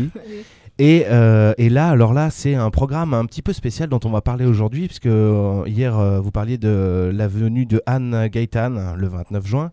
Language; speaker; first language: French; native; French